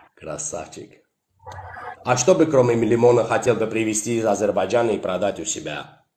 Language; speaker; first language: Russian; non-native, local second language; Azerbaijani